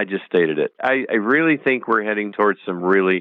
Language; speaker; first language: English; native; English